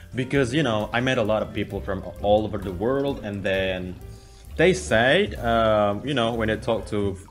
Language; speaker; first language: English; non-native, fluent; Indonesian